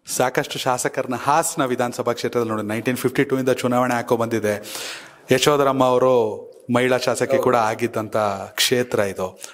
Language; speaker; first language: Kannada; native; Kannada